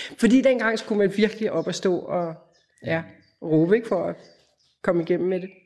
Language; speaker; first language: Danish; native; Danish